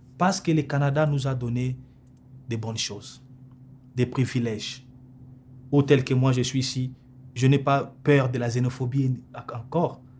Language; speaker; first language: French; non-native, local second language; Lingala